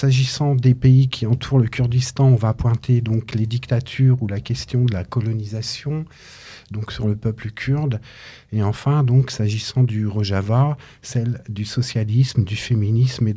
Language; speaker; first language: French; native; French